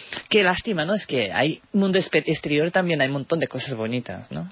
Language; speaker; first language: Spanish; non-native, fluent; Japanese